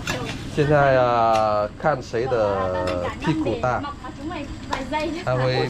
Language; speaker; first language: Chinese; non-native, learner; Vietnamese